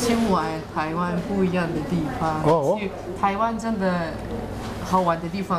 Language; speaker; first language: Chinese; non-native, fluent; Russian